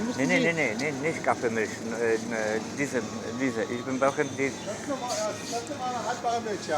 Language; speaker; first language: German; non-native, learner; Polish